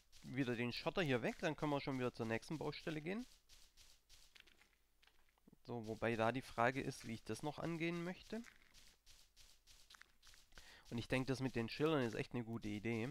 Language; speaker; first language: German; native; German